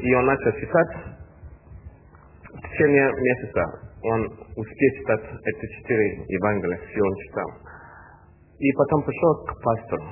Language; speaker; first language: Russian; non-native, learner; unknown